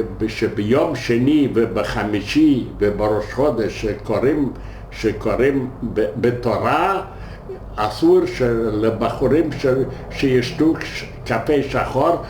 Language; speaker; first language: Hebrew; non-native, fluent; Yiddish